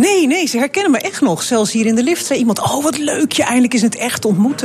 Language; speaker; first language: Dutch; native; Dutch